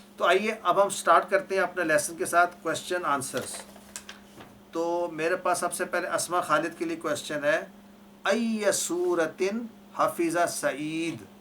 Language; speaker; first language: Urdu; native; Urdu